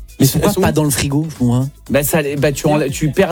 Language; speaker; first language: French; native; French